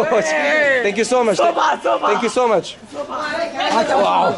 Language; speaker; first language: English; non-native, learner; French